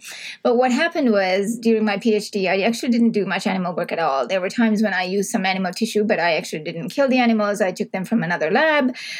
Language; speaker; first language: English; non-native, local second language; Sinhala